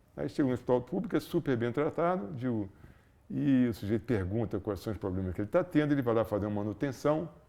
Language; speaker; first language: Portuguese; native; Portuguese